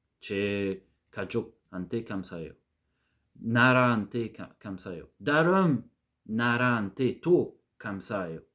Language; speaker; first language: Korean; non-native, learner; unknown